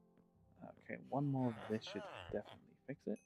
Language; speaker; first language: English; native; English